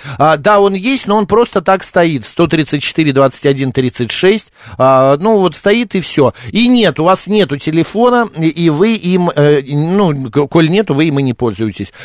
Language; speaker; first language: Russian; native; Russian